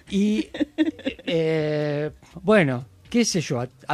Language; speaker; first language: Spanish; native; Spanish